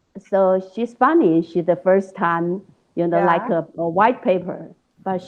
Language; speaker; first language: English; non-native, learner; Chinese